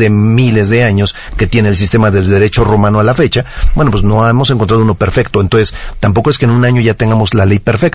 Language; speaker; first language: Spanish; native; Spanish